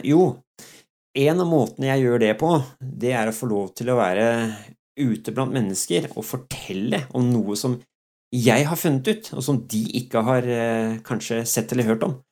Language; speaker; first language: Norwegian; early bilingual, other home language; Dutch